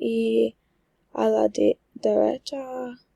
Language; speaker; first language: Spanish; non-native, learner; English